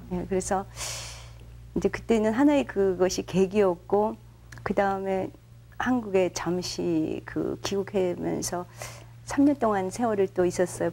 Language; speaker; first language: Korean; native; Korean